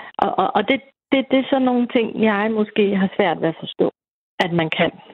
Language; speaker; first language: Danish; native; Danish